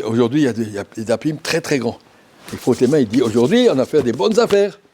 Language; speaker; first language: French; native; French